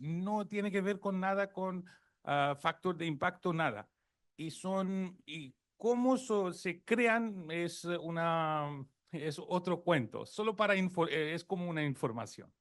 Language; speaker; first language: Spanish; non-native, fluent; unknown